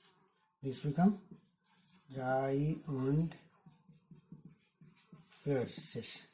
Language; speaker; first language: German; non-native, learner; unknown